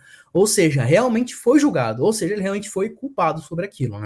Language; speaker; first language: Portuguese; native; Portuguese